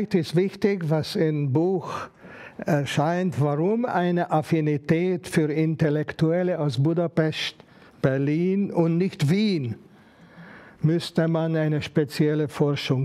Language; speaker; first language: German; non-native, fluent; Hungarian